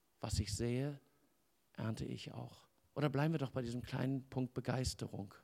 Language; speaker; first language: German; native; German